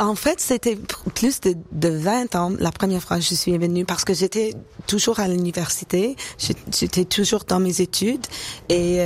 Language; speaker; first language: French; non-native, local second language; English